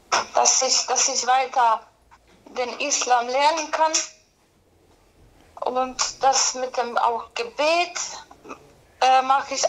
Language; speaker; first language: German; early bilingual, other home language; Polish